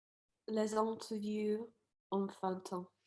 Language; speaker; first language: French; non-native, fluent; English